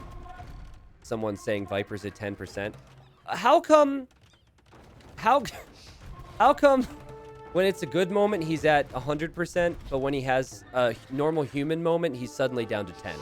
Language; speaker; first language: English; native; English